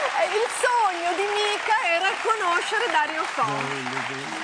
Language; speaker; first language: Italian; native; Italian